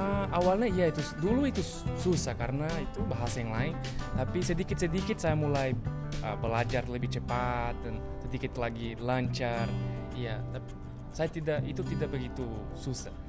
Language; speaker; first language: Indonesian; non-native, fluent; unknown